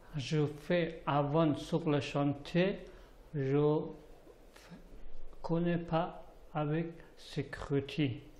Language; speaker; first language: French; non-native, learner; Persian